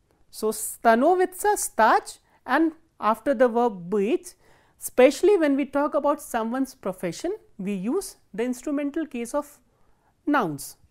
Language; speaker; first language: English; non-native, local second language; Hindi